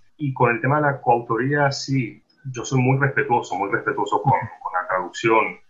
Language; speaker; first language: Spanish; native; Spanish